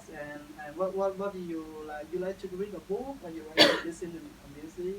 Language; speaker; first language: English; non-native, learner; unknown